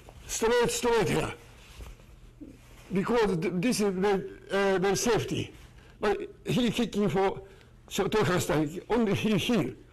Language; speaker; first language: English; non-native, learner; Japanese